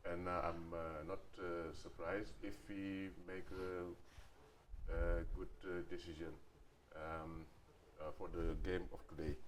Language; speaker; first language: English; non-native, learner; Wolof